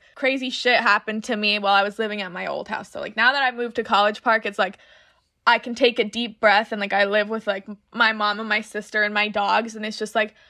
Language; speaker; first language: English; native; English